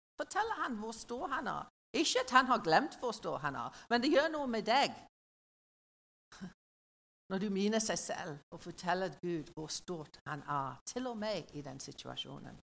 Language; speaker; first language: Norwegian; non-native, learner; English